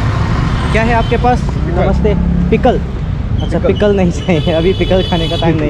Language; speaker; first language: Hindi; non-native, local second language; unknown